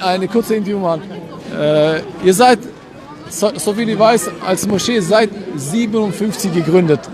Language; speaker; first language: German; non-native, fluent; Albanian